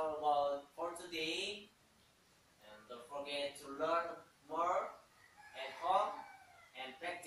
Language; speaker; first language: English; non-native, learner; Indonesian